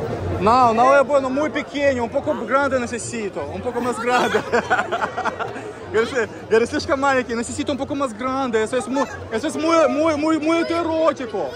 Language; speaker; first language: Portuguese; non-native, learner; Russian